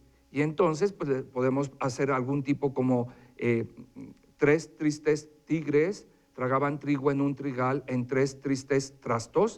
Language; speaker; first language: Spanish; native; Spanish